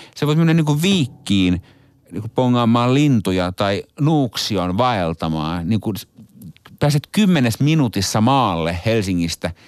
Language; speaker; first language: Finnish; native; Finnish